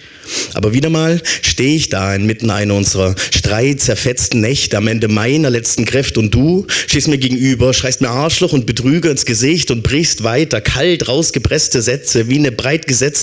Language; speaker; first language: German; native; German